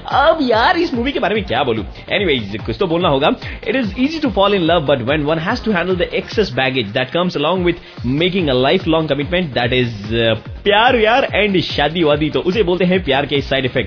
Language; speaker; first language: Hindi; native; Hindi